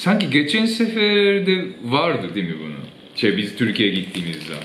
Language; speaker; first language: Turkish; non-native, fluent; Japanese